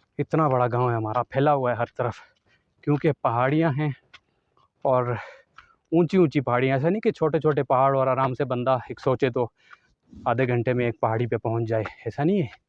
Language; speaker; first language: Urdu; non-native, local second language; Northern Hindko